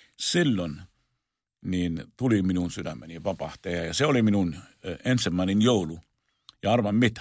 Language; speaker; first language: Finnish; non-native, fluent; Arabic